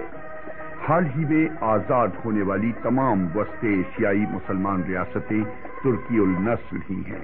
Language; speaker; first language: Urdu; native; Urdu